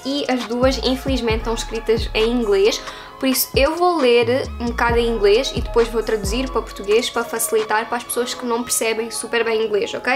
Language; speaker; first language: Portuguese; early bilingual, heritage; Portuguese